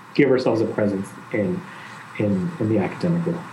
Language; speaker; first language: English; native; English